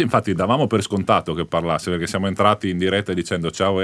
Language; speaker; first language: Italian; native; Italian